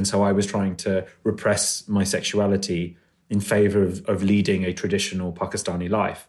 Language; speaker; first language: English; native; English